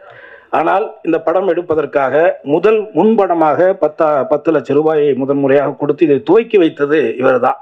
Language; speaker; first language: Tamil; native; Tamil